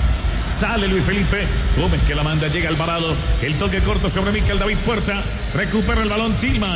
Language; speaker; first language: Spanish; native; Spanish